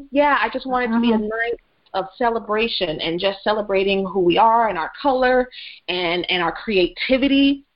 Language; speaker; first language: English; native; English